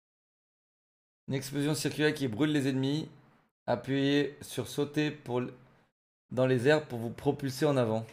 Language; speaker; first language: French; native; French